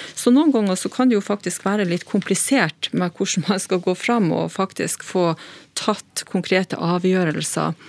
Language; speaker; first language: Norwegian; native; Norwegian